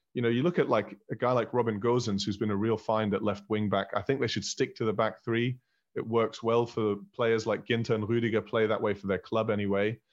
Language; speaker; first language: English; early bilingual, heritage; German